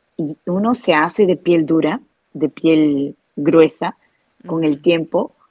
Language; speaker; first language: Spanish; native; Spanish